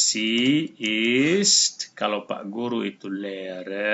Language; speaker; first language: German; non-native, fluent; Indonesian